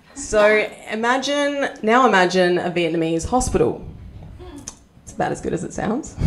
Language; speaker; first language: English; native; English